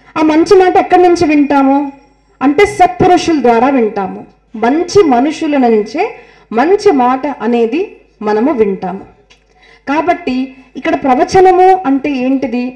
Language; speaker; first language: Telugu; non-native, local second language; Marathi